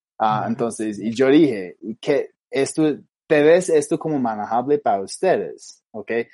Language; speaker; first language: Spanish; non-native, fluent; English